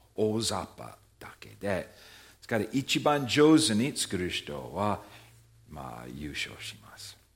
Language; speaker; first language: Japanese; non-native, fluent; English